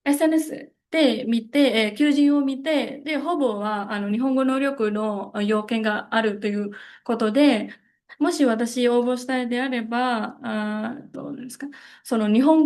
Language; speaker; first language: Japanese; non-native, fluent; Indonesian